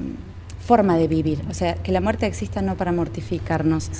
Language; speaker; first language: Spanish; native; Spanish